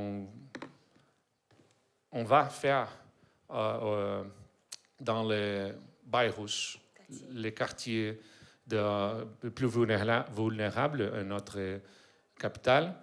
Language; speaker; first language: French; non-native, learner; Portuguese